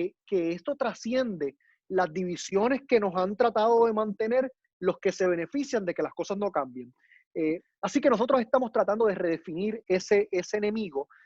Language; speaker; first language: Spanish; native; Spanish